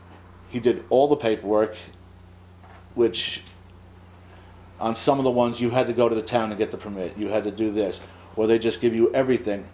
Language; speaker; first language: English; native; English